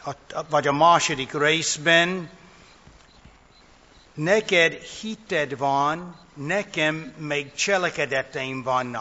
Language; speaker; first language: Hungarian; non-native, fluent; English